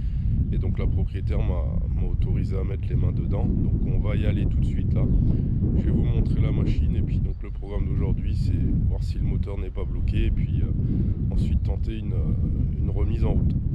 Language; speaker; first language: French; native; French